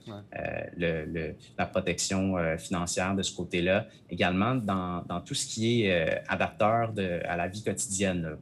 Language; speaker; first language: French; native; French